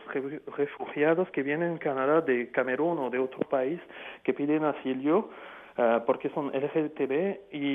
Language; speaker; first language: Spanish; non-native, fluent; French